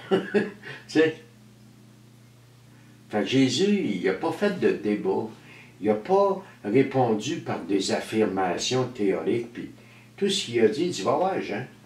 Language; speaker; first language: French; native; French